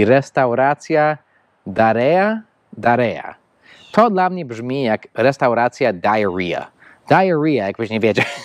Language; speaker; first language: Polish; non-native, fluent; English